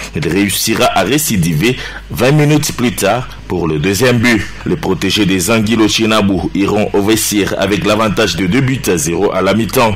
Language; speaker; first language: French; non-native, local second language; Swahili